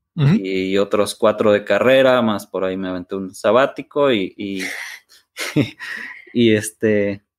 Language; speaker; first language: Spanish; native; Spanish